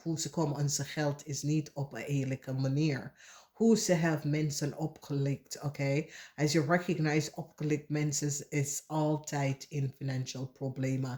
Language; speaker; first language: Dutch; non-native, fluent; English